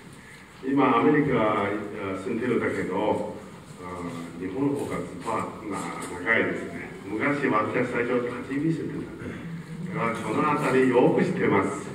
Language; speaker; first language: Japanese; non-native, fluent; Mongolian